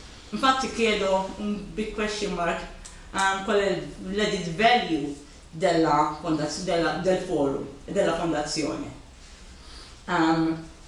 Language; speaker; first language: Italian; non-native, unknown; Maltese